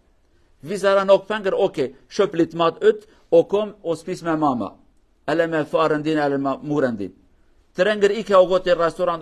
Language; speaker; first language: Norwegian; non-native, learner; Kurdish